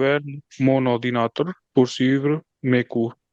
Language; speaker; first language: French; non-native, learner; Punjabi